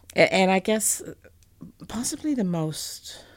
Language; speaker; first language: English; native; English